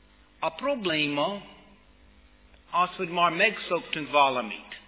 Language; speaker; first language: Hungarian; non-native, fluent; English